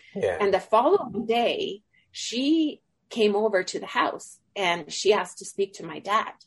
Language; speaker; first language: English; early bilingual, other home language; Swedish